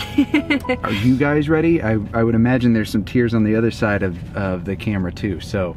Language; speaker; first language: English; native; English